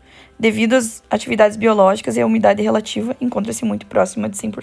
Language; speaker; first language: Portuguese; native; Portuguese